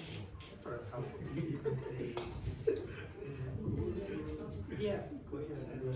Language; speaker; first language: English; non-native, learner; Spanish